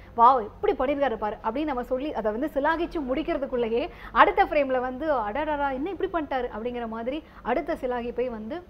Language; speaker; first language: Tamil; native; Tamil